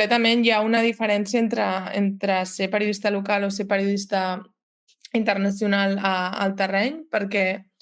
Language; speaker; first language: Catalan; native; Catalan